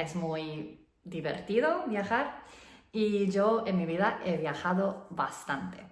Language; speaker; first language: Spanish; non-native, fluent; English